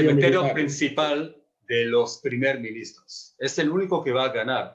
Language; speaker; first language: Spanish; non-native, fluent; Hebrew